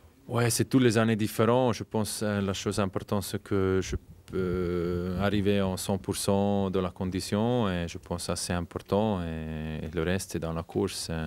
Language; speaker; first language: French; non-native, fluent; German